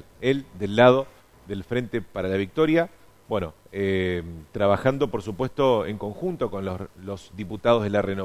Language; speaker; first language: Spanish; native; Spanish